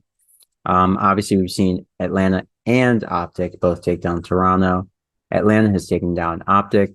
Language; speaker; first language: English; native; English